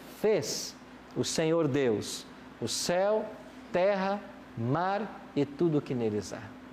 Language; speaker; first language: Portuguese; native; Portuguese